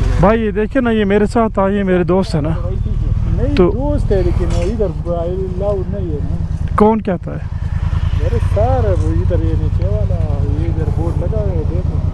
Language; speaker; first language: Hindi; early bilingual, heritage; Urdu